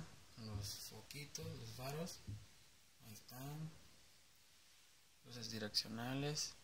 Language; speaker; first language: Spanish; native; Spanish